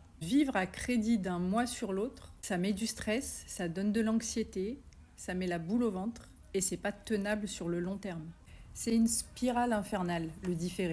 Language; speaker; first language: French; native; French